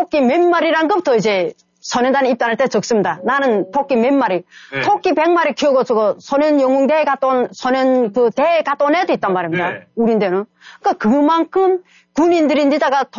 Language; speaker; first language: Korean; native; Korean